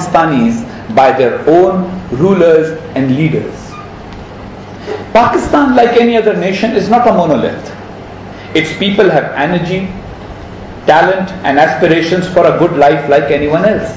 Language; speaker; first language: English; non-native, local second language; Urdu